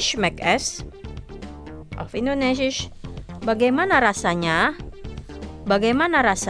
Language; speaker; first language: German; non-native, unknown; Indonesian